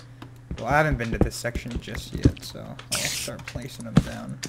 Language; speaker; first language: English; native; English